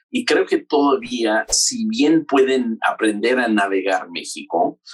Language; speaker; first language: Spanish; non-native, fluent; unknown